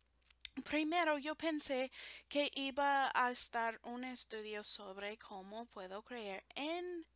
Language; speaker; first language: Spanish; non-native, fluent; English